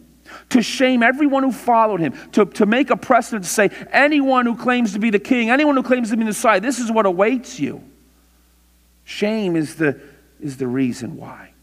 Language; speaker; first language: English; native; English